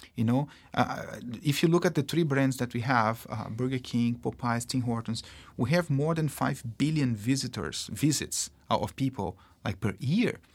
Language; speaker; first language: English; non-native, fluent; Portuguese